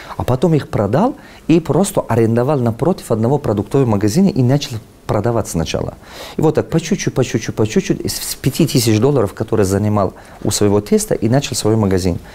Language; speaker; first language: Russian; non-native, local second language; Tajik